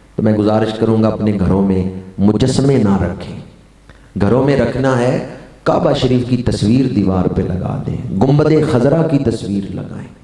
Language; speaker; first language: Urdu; non-native, local second language; Punjabi